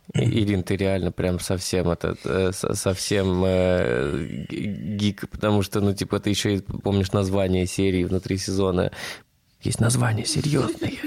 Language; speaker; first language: Russian; native; Russian